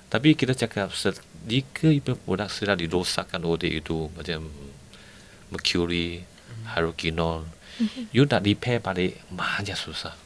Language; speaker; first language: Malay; non-native, local second language; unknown